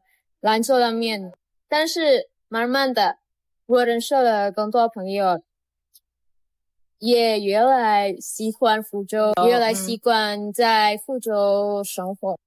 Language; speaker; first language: Chinese; non-native, learner; Indonesian